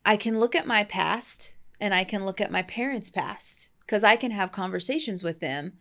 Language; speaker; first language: English; native; English